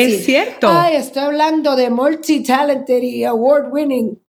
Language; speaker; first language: Spanish; early bilingual, heritage; Spanish